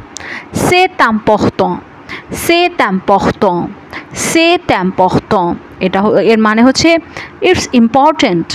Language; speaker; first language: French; non-native, learner; Bangla